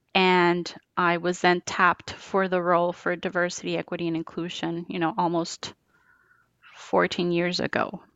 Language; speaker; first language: English; non-native, fluent; Spanish